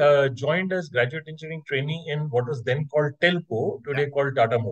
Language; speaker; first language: English; non-native, local second language; Hindi